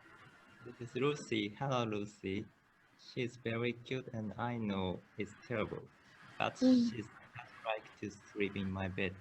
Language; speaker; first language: English; non-native, learner; Japanese